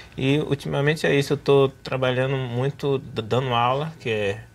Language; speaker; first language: Portuguese; native; Portuguese